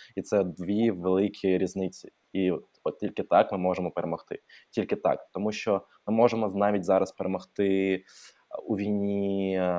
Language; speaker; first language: Ukrainian; non-native, local second language; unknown